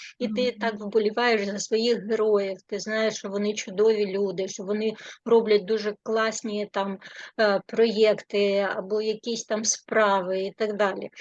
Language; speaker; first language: Ukrainian; native; Ukrainian